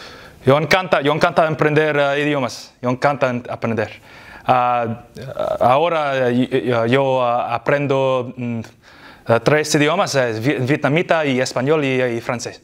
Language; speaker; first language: Spanish; non-native, learner; English